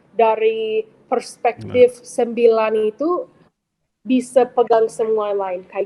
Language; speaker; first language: Indonesian; non-native, fluent; English